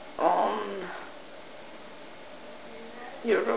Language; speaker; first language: French; non-native, learner; English